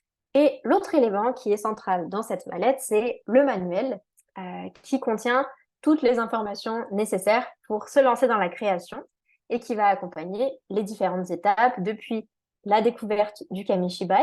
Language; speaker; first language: French; native; French